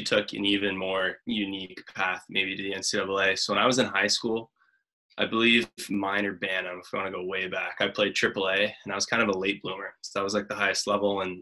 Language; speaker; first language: English; native; English